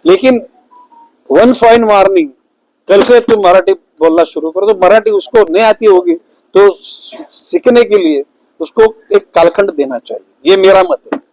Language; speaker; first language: Hindi; non-native, local second language; Marathi